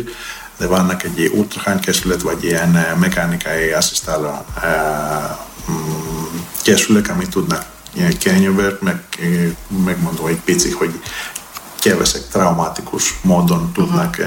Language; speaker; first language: Hungarian; non-native, learner; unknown